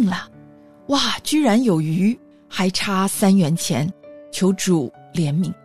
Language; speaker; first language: Chinese; native; Chinese